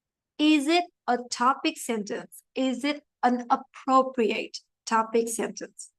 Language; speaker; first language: English; non-native, fluent; Vietnamese